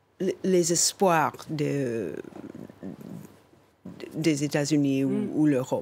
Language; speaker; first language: French; non-native, fluent; English